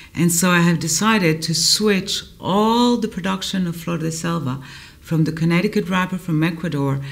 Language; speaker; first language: English; non-native, fluent; Spanish